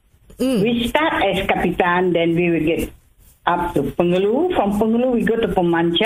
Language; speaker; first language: English; non-native, local second language; Tamil